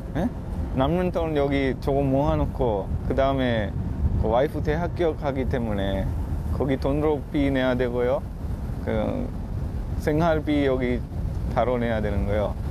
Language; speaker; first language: Korean; non-native, fluent; Sinhala